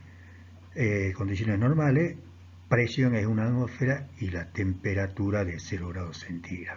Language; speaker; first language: Spanish; native; Spanish